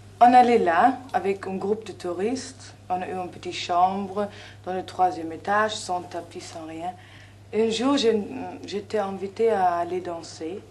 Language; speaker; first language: French; non-native, fluent; German